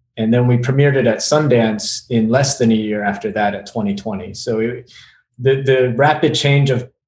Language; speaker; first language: English; native; English